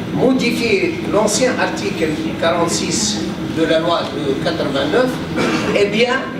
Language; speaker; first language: French; non-native, local second language; Arabic